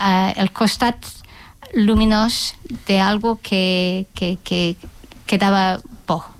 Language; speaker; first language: Catalan; non-native, fluent; English